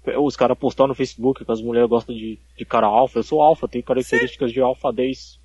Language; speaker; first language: Portuguese; native; Portuguese